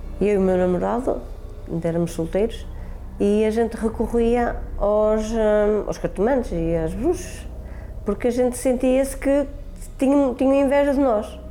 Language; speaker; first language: Portuguese; early bilingual, other home language; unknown